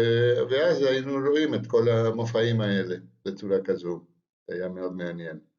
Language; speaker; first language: Hebrew; non-native, fluent; Spanish